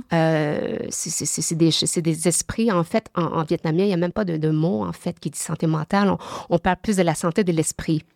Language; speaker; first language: French; early bilingual, other home language; Vietnamese